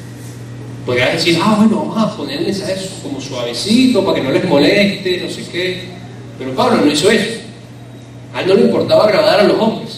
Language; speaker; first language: Spanish; native; Spanish